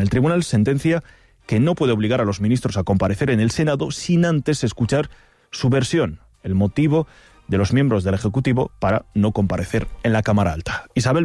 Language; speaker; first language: Spanish; native; Spanish